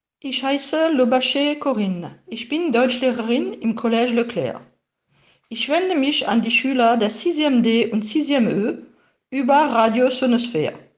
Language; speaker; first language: German; non-native, fluent; French